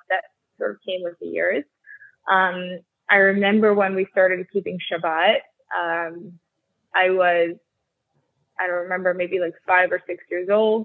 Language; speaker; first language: English; early bilingual, other home language; Russian